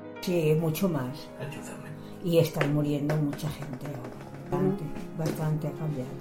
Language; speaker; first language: Spanish; native; Spanish